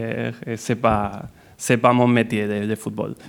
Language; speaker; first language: French; non-native, fluent; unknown